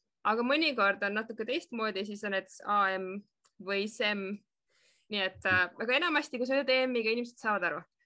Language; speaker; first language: Estonian; native; Estonian